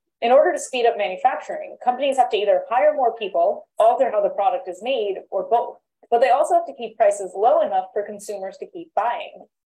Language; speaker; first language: English; native; English